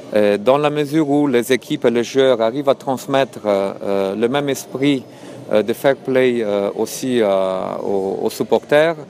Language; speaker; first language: French; non-native, fluent; Romanian